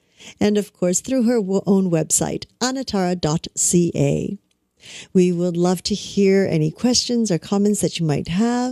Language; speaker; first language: English; native; English